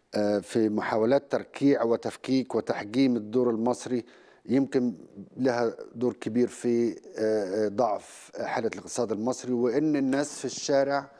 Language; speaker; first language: Arabic; native; Arabic